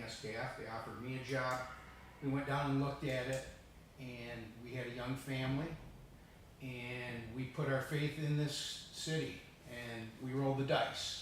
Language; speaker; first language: English; early bilingual, other home language; Italian